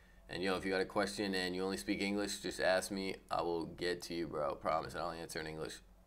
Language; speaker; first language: English; native; English